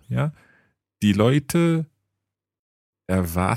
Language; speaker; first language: German; non-native, learner; English